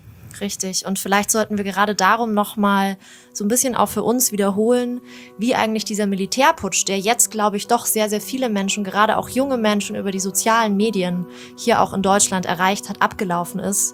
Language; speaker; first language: German; native; German